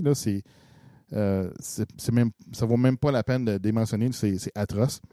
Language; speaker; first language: French; native; French